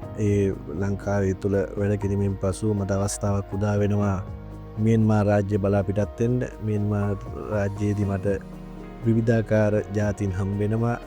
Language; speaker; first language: Sinhala; native; Sinhala